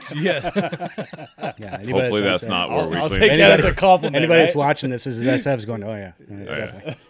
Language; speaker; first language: English; native; English